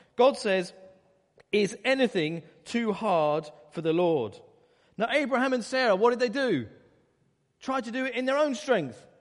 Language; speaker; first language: English; native; English